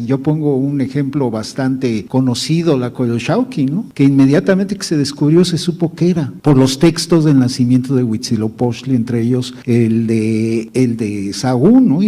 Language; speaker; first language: Spanish; native; Spanish